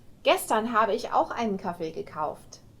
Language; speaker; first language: German; non-native, fluent; English